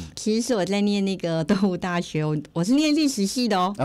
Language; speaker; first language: Chinese; native; Chinese